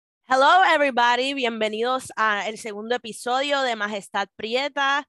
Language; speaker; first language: Spanish; native; Spanish